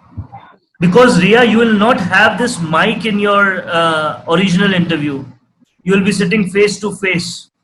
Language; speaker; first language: English; non-native, local second language; Hindi